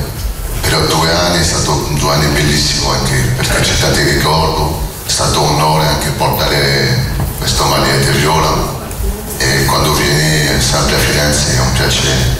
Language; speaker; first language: Italian; non-native, learner; French